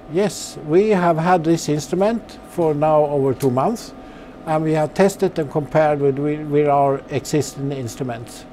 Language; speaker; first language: English; non-native, fluent; Swedish